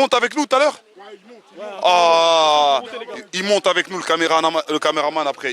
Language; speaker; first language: French; native; French